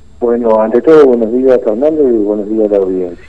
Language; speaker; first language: Spanish; native; Spanish